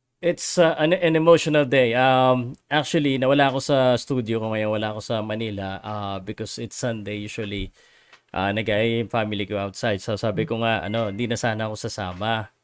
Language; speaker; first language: Filipino; native; Filipino